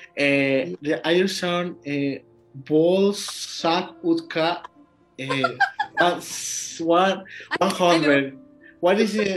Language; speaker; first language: English; non-native, learner; Spanish